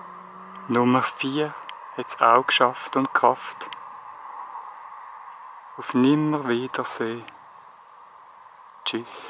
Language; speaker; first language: German; native; German